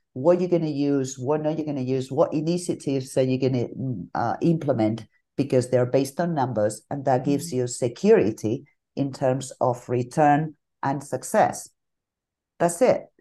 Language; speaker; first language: English; non-native, fluent; Spanish